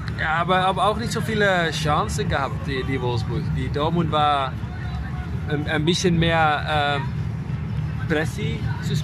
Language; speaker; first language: German; non-native, learner; Dutch